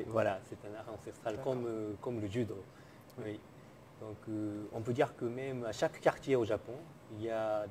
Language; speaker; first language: French; non-native, fluent; Japanese